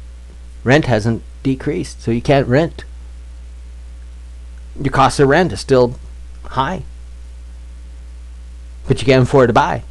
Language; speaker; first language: English; native; English